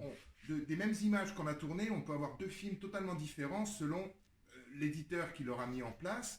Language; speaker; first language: French; native; French